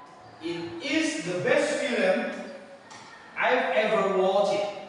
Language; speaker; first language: English; non-native, learner; Indonesian